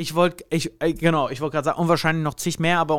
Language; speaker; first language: German; native; German